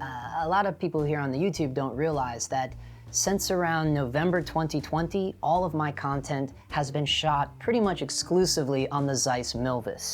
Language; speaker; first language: English; native; English